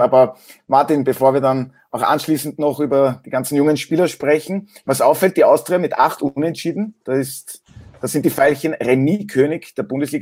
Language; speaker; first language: German; native; German